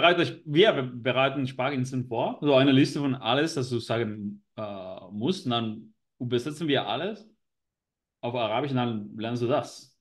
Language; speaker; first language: German; non-native, learner; Spanish